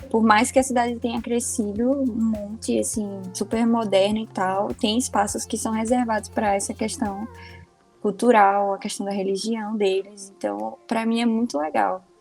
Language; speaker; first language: Portuguese; native; Portuguese